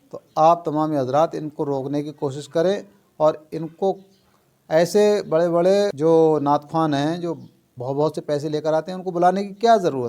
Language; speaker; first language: Urdu; native; Urdu